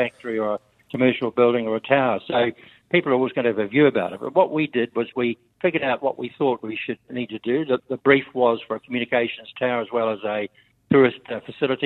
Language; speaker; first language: English; native; English